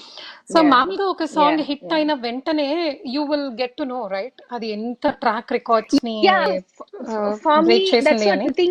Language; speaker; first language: Telugu; native; Telugu